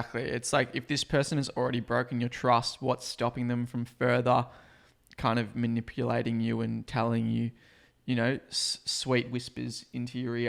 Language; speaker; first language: English; native; English